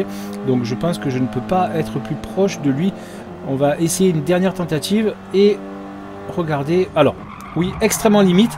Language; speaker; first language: French; native; French